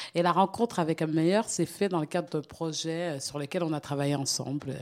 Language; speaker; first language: French; native; French